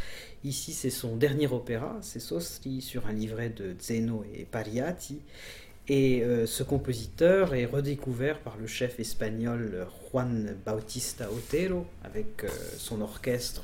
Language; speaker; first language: French; native; French